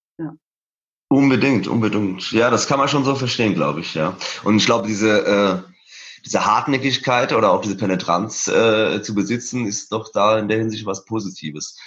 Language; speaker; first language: German; early bilingual, other home language; Persian